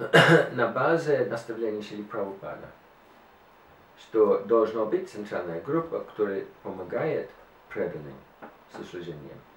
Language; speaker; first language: Russian; non-native, fluent; English